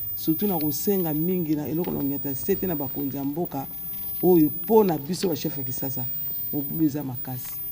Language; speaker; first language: Lingala; non-native, local second language; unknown